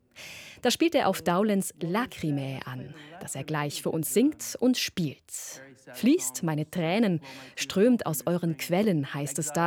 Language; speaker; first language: German; native; German